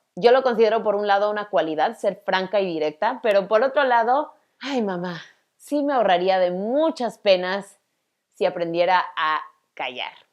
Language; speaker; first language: Spanish; early bilingual, other home language; English